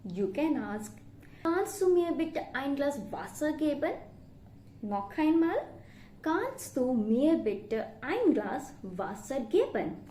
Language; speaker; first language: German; non-native, fluent; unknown